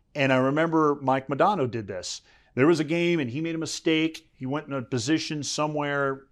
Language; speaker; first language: English; native; English